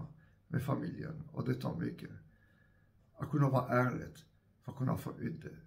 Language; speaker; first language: Swedish; non-native, fluent; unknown